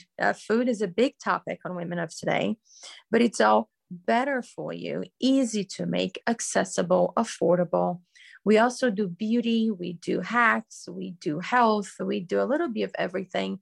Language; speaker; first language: English; non-native, fluent; Portuguese